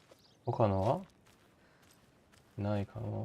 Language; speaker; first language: Japanese; non-native, learner; English